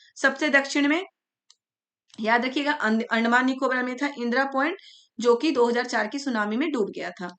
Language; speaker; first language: Hindi; native; Hindi